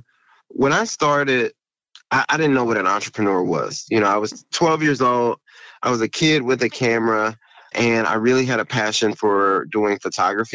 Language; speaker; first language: English; native; English